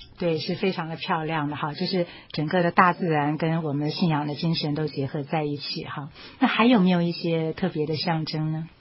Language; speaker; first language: Chinese; native; Chinese